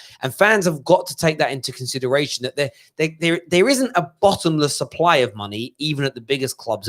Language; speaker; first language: English; native; English